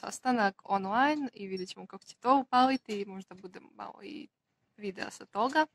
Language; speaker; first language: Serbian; non-native, local second language; Slovak